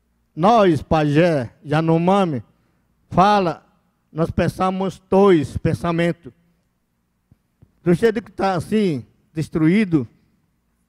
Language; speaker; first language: Portuguese; non-native, local second language; Yanomámi